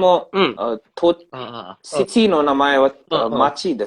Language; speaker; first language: Japanese; non-native, learner; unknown